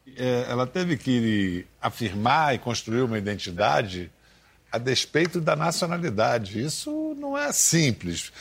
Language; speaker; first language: Portuguese; native; Portuguese